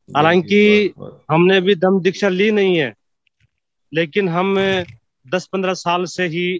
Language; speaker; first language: Hindi; native; Hindi